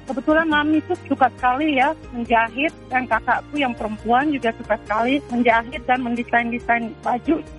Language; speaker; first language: Indonesian; native; Indonesian